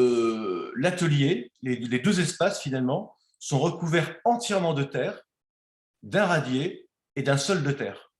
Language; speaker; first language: French; native; French